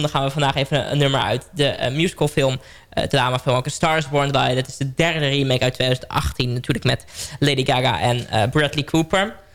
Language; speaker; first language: Dutch; native; Dutch